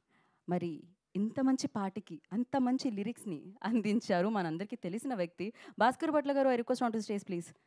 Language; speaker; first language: Telugu; native; Telugu